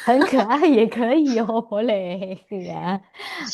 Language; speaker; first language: Indonesian; native; Indonesian